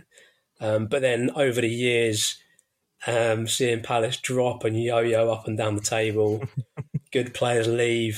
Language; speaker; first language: English; native; English